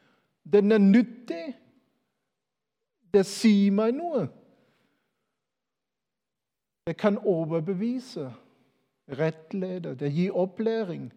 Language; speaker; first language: Norwegian; non-native, fluent; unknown